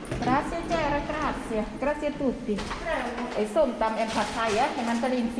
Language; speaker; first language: Italian; non-native, learner; Thai